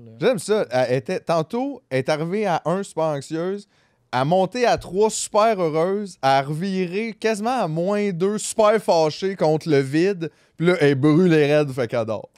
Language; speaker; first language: French; native; French